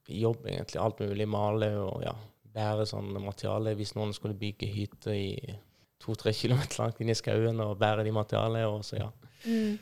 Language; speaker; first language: Norwegian; non-native, fluent; Persian